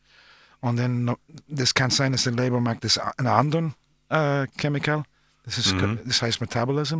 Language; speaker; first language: German; non-native, learner; English